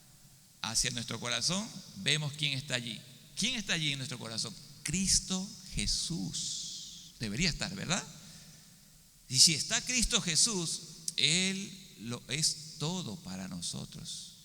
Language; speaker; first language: Spanish; native; Spanish